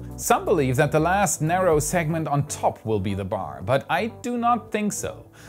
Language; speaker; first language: English; non-native, fluent; German